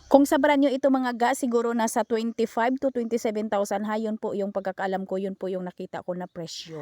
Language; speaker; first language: Filipino; non-native, local second language; Cebuano